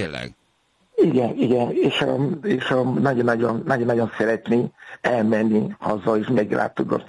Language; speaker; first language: Hungarian; non-native, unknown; Yoruba